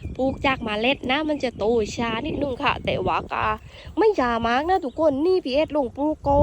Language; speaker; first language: Thai; non-native, local second language; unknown